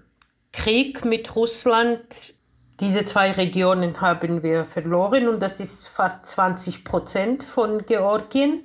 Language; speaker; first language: German; non-native, fluent; Georgian